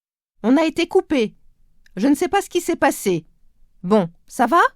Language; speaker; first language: French; native; French